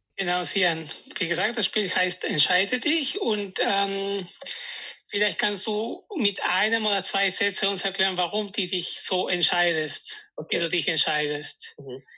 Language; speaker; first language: German; non-native, fluent; Spanish